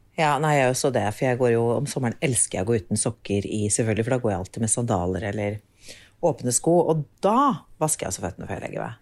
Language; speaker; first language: Norwegian; native; Norwegian